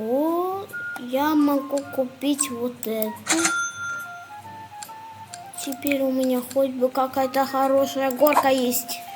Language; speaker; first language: Russian; non-native, local second language; Kazakh